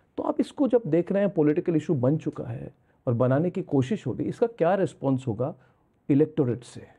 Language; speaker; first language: Hindi; non-native, local second language; Bangla